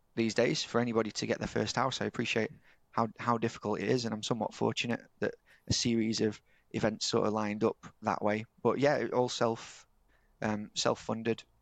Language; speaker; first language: English; native; English